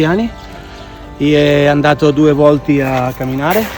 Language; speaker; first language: Italian; non-native, learner; Spanish